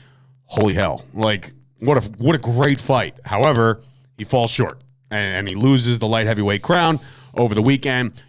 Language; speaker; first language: English; native; English